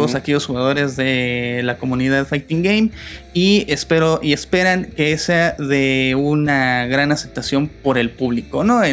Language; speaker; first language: Spanish; native; Spanish